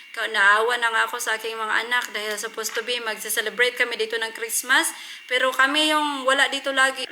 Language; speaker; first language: Filipino; non-native, local second language; Cebuano